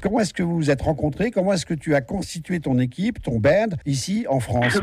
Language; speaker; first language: French; native; French